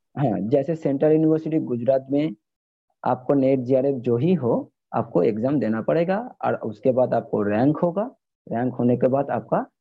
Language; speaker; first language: Hindi; non-native, local second language; Bangla